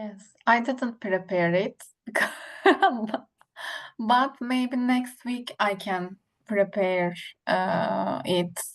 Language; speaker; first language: English; non-native, learner; Turkish